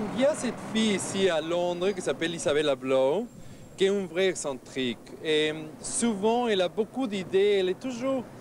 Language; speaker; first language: French; non-native, fluent; Spanish